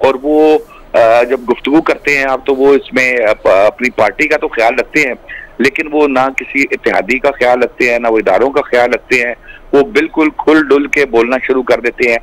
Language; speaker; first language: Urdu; non-native, local second language; Punjabi